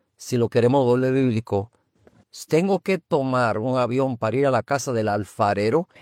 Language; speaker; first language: Spanish; native; Spanish